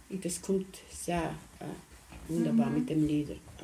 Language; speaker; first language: German; non-native, local second language; Romany